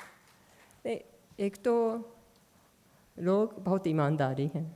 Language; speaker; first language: Hindi; non-native, learner; Japanese